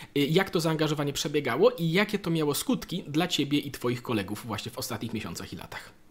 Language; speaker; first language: Polish; native; Polish